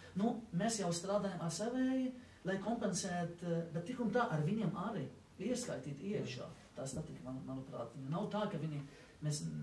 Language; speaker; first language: Latvian; non-native, fluent; Arabic